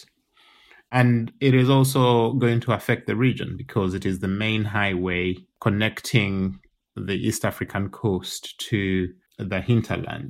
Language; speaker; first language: English; non-native, local second language; Ganda